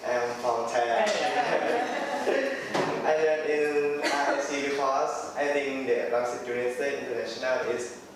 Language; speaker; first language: English; non-native, learner; Thai